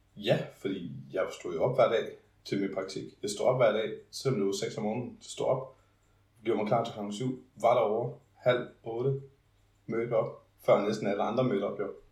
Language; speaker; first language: Danish; native; Danish